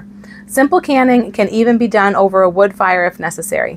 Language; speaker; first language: English; native; English